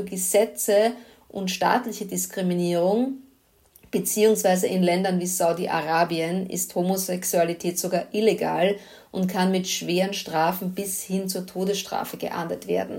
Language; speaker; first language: German; native; German